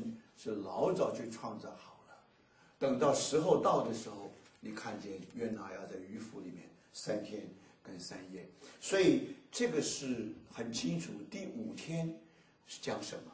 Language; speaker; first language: Chinese; native; Chinese